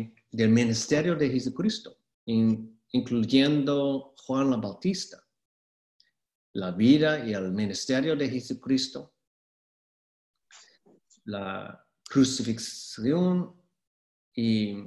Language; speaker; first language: Spanish; non-native, fluent; English